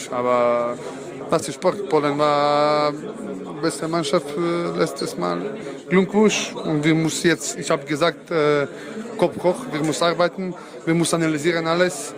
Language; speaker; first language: German; non-native, learner; Croatian